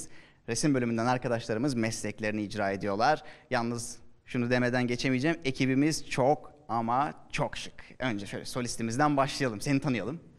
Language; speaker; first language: Turkish; native; Turkish